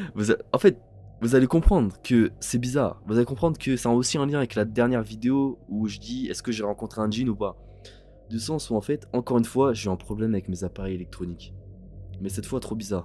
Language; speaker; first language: French; native; French